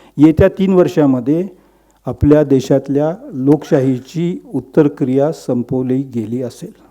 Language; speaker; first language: Marathi; non-native, local second language; Gujarati